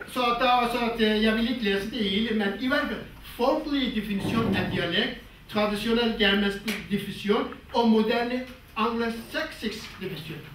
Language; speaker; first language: Danish; non-native, fluent; Kurdish